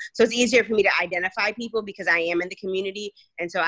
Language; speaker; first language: English; early bilingual, other home language; Kabuverdianu